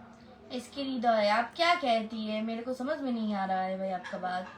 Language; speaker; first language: Hindi; non-native, learner; Bangla